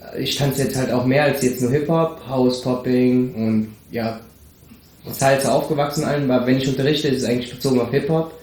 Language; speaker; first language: German; early bilingual, other home language; Spanish